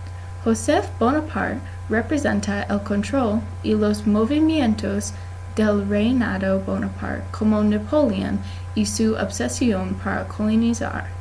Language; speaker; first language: Spanish; non-native, learner; English